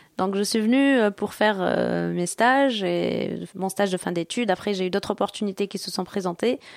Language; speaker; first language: French; non-native, local second language; Arabic